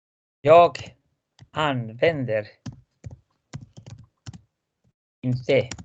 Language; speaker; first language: Swedish; non-native, fluent; Spanish